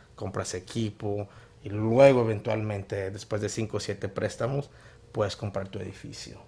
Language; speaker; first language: Spanish; early bilingual, heritage; Spanish